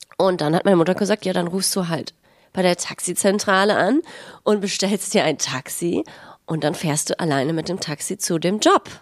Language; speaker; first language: German; native; German